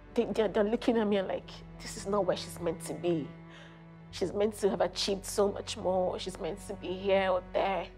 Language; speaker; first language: English; non-native, local second language; Igbo